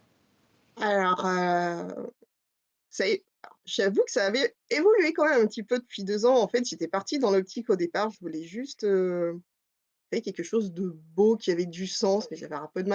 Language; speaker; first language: French; native; French